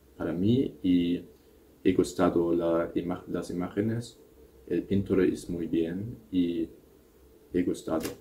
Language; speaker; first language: Spanish; non-native, learner; German